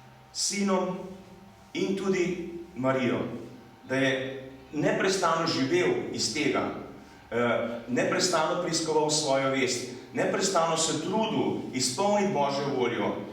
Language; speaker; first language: Slovenian; native; Slovenian